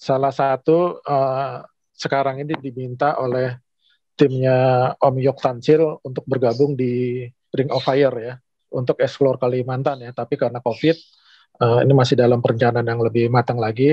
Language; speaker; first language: Indonesian; native; Indonesian